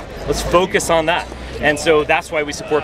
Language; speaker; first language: English; native; English